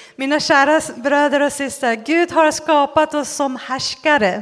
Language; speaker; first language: Swedish; non-native, fluent; Persian